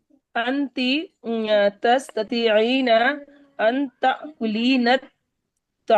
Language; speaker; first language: Arabic; non-native, learner; Urdu